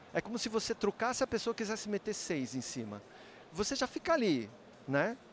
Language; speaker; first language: Portuguese; native; Portuguese